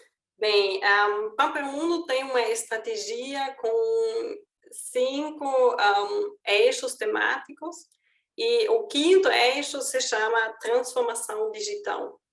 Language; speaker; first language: Portuguese; non-native, fluent; German